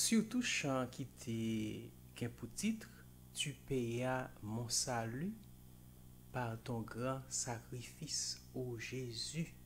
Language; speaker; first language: French; non-native, local second language; Haitian Creole